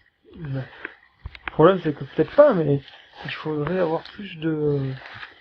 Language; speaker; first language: French; native; French